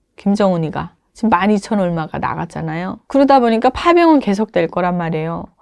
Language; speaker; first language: Korean; native; Korean